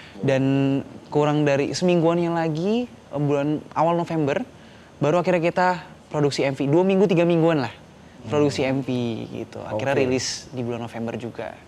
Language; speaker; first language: Indonesian; native; Indonesian